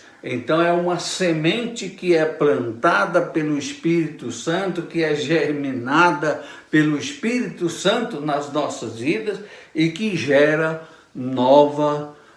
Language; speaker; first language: Portuguese; native; Portuguese